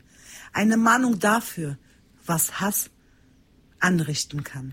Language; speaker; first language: German; early bilingual, other home language; Turkish